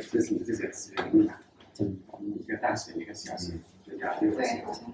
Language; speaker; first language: Chinese; native; Chinese